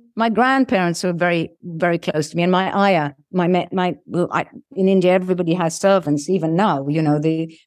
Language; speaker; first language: English; early bilingual, other home language; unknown